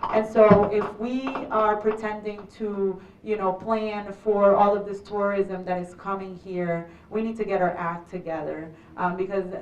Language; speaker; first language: English; early bilingual, other home language; Spanish